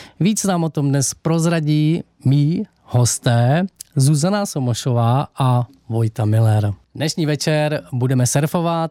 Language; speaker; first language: Czech; native; Czech